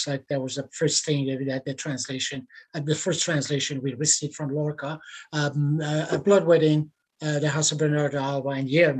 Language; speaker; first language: English; non-native, fluent; Persian